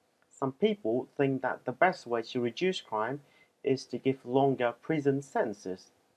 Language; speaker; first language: English; non-native, fluent; Vietnamese